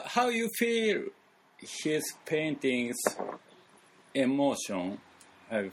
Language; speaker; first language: English; non-native, learner; Japanese